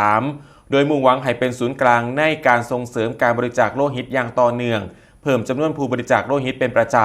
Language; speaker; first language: Thai; non-native, local second language; Northeastern Thai